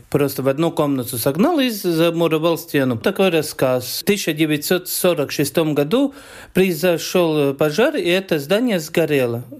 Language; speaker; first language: Russian; non-native, fluent; Latvian